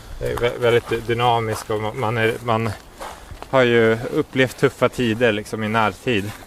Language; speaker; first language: Swedish; native; Swedish